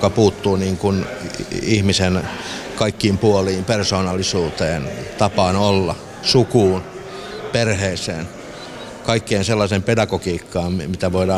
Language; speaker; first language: Finnish; native; Finnish